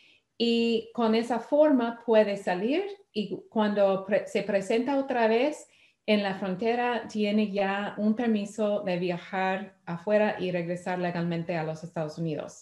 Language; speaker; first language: Spanish; non-native, fluent; English